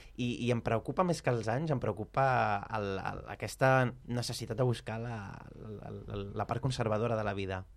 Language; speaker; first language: Catalan; early bilingual, other home language; Arabic